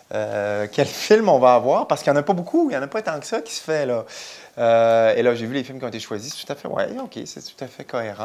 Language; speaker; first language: French; native; French